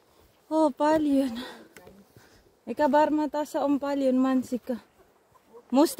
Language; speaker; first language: Finnish; non-native, learner; Filipino